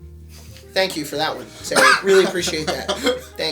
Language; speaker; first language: English; native; English